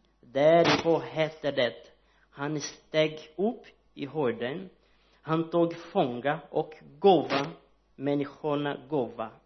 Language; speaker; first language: Swedish; non-native, learner; Portuguese